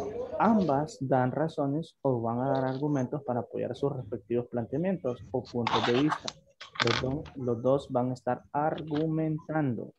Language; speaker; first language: Spanish; native; Spanish